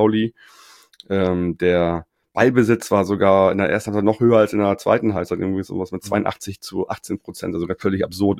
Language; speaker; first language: German; native; German